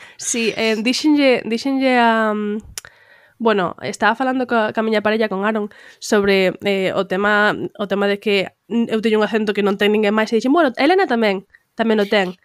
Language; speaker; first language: Galician; non-native, local second language; Spanish